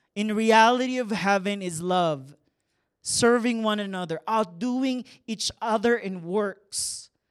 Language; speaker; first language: English; non-native, local second language; Filipino